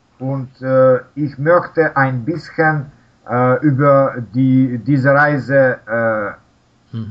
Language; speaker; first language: German; non-native, learner; Russian